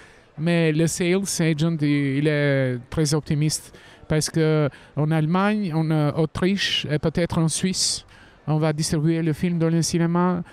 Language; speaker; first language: French; non-native, fluent; Albanian